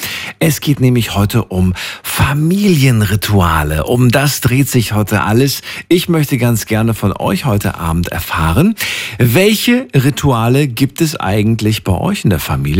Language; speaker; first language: German; native; German